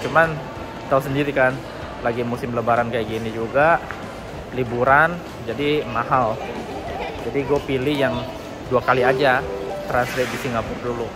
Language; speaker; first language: Indonesian; native; Indonesian